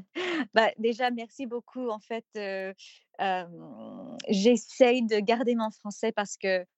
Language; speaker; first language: French; non-native, fluent; English